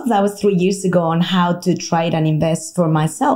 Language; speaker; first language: English; non-native, fluent; Spanish